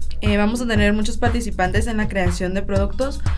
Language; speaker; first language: Spanish; native; Spanish